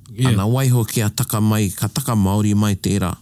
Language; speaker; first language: Māori; non-native, local second language; English